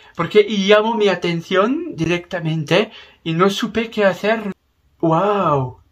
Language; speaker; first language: Spanish; non-native, learner; French